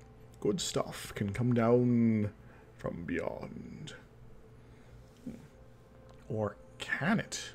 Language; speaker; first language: English; native; English